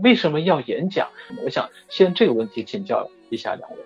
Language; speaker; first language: Chinese; native; Chinese